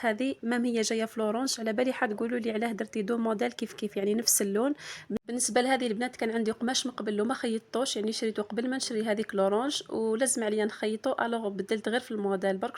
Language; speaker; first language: Arabic; native; Arabic